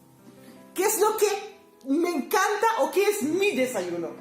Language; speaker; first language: Spanish; non-native, fluent; Papiamento